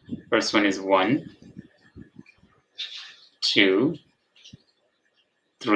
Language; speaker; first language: English; non-native, fluent; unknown